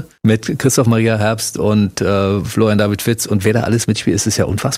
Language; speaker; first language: German; native; German